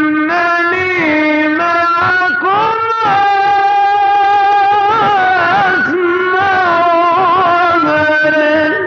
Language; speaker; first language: Arabic; native; Arabic